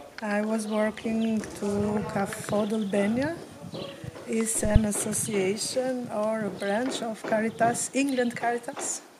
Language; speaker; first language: English; non-native, fluent; Albanian